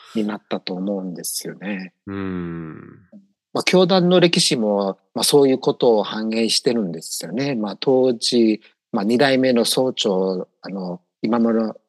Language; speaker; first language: Japanese; non-native, fluent; English